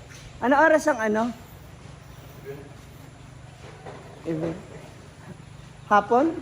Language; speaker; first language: Filipino; non-native, local second language; Cebuano